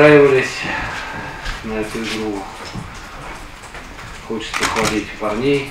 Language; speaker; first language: Russian; native; Russian